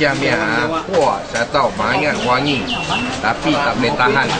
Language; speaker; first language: Indonesian; non-native, local second language; Chinese